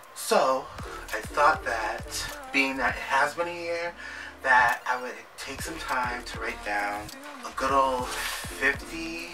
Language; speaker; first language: English; native; English